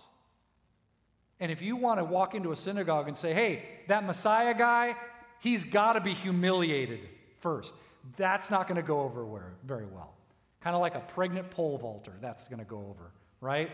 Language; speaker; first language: English; native; English